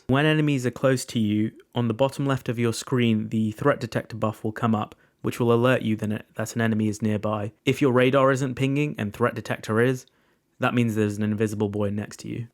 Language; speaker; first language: English; native; English